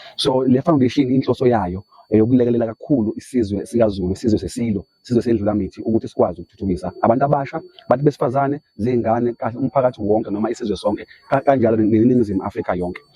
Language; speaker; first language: Zulu; native; Zulu